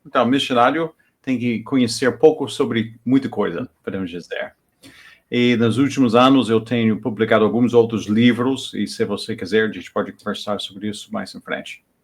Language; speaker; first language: Portuguese; non-native, fluent; English